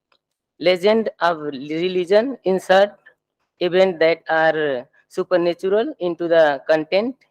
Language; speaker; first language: English; non-native, fluent; Thai